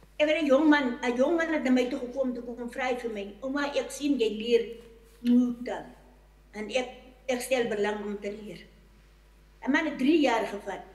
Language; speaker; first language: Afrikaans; non-native, local second language; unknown